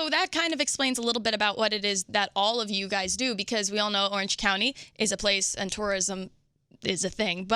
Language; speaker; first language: English; native; English